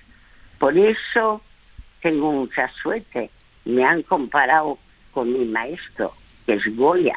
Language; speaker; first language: Spanish; early bilingual, other home language; French